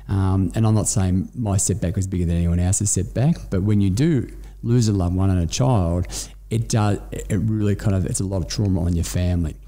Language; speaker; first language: English; native; English